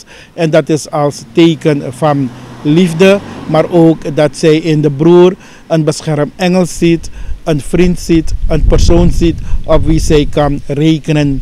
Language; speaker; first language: Dutch; native; Dutch